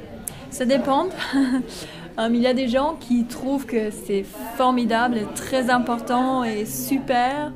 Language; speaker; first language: French; non-native, local second language; German